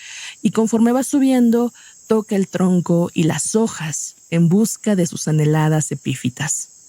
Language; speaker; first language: Spanish; native; Spanish